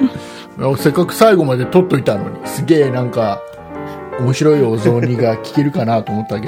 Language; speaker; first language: Japanese; native; Japanese